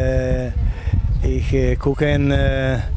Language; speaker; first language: German; non-native, learner; Russian